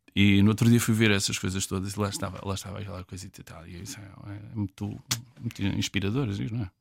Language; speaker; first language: Portuguese; native; Portuguese